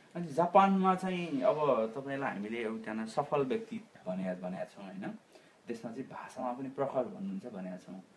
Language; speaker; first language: Nepali; native; Nepali